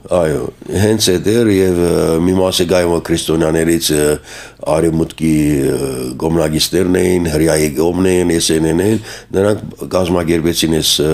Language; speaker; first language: Armenian; early bilingual, heritage; Armenian